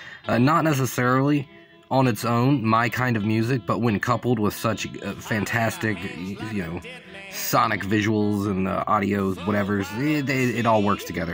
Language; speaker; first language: English; native; English